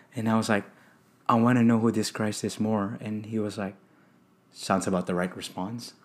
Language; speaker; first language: English; non-native, local second language; Filipino